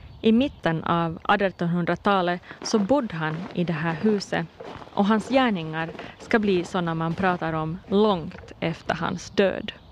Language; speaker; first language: Swedish; native; Swedish